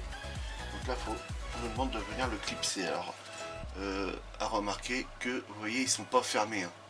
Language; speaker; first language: French; native; French